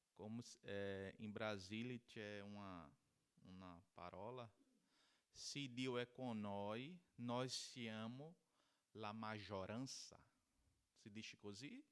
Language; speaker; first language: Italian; non-native, learner; Portuguese